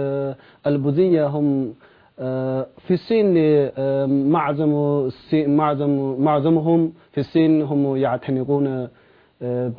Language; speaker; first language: Arabic; non-native, learner; Chinese